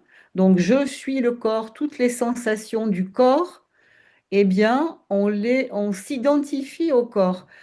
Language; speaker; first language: French; native; French